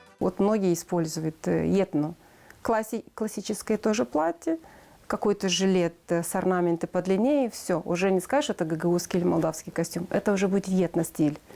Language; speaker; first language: Russian; non-native, local second language; Romanian